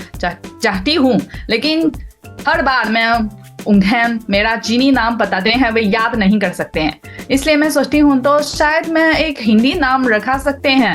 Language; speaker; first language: Hindi; non-native, learner; Chinese